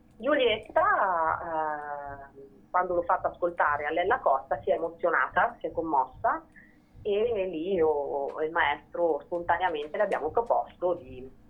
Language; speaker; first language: Italian; native; Italian